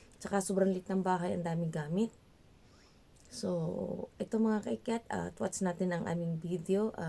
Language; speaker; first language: Filipino; native; Filipino